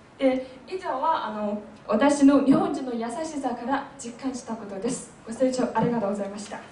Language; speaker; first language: Japanese; non-native, fluent; Chinese